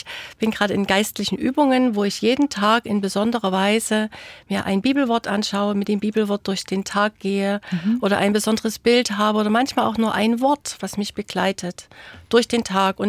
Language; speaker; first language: German; native; German